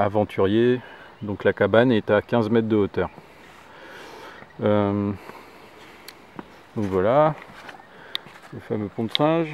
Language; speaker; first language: French; native; French